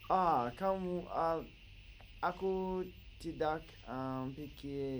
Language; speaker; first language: Indonesian; non-native, learner; English